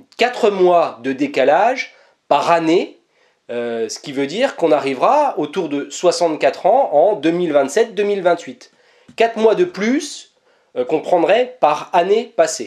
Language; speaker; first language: French; native; French